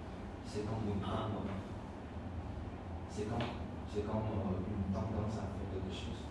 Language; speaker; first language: French; non-native, fluent; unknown